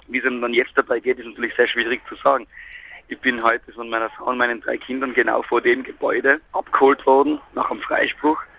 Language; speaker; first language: German; native; German